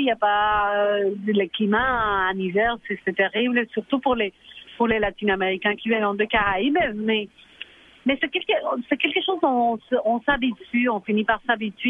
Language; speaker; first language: French; non-native, fluent; Spanish